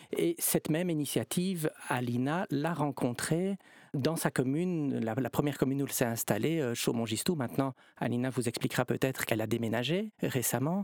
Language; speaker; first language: French; native; French